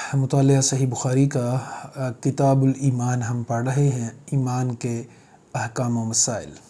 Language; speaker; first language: Urdu; non-native, local second language; Punjabi